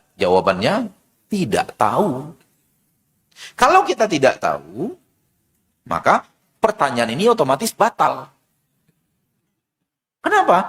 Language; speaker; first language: Indonesian; native; Indonesian